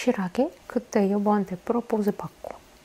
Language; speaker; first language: Korean; non-native, fluent; Russian